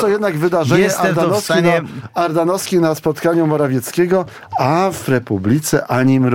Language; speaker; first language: Polish; native; Polish